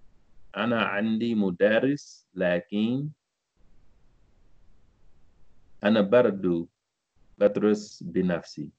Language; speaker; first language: Arabic; non-native, learner; English